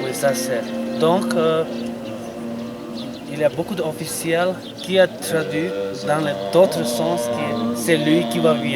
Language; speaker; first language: French; non-native, learner; Tibetan